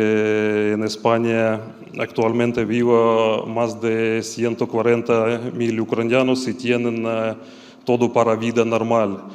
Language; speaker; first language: Spanish; non-native, fluent; Ukrainian